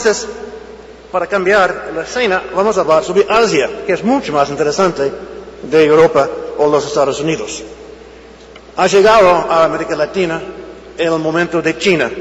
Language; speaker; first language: Spanish; non-native, fluent; English